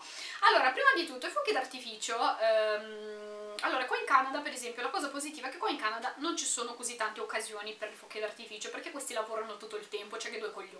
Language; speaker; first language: Italian; native; Italian